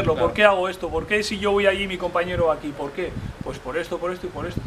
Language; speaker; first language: Spanish; native; Spanish